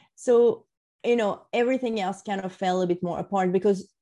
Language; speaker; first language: English; non-native, fluent; French